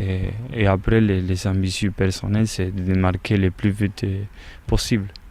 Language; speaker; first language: French; non-native, fluent; Spanish